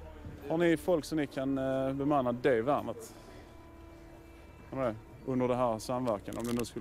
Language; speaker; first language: Swedish; native; Swedish